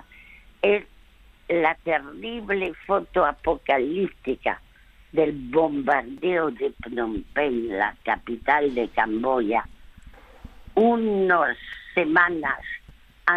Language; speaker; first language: Spanish; early bilingual, other home language; French